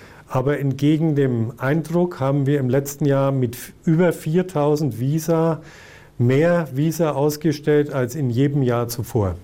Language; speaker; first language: German; non-native, fluent; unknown